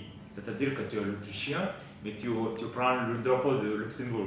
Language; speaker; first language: French; non-native, learner; Bulgarian